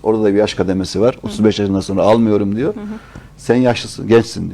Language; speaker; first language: Turkish; native; Turkish